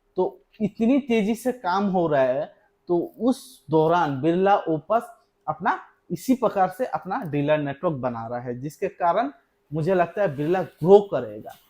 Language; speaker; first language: Hindi; non-native, local second language; Assamese